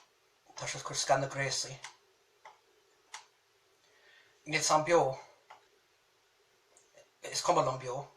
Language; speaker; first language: Irish; native; Irish